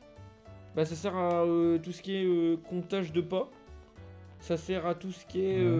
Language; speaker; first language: French; native; French